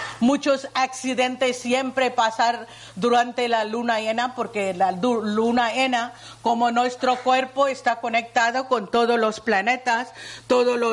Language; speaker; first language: Spanish; non-native, learner; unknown